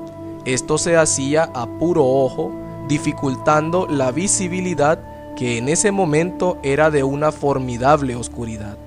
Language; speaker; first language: Spanish; native; Spanish